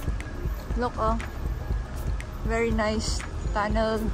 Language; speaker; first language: English; non-native, local second language; Filipino